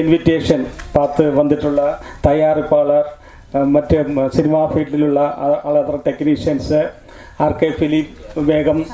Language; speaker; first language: Tamil; non-native, local second language; Malayalam